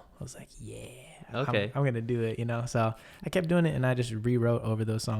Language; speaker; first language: English; native; English